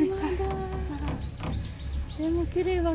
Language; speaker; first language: Japanese; non-native, learner; Filipino